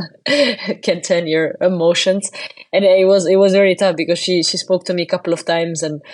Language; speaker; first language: English; non-native, fluent; Arabic